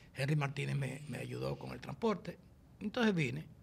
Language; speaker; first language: Spanish; native; Spanish